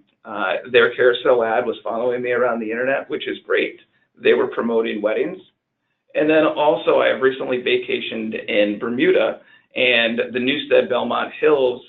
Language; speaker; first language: English; native; English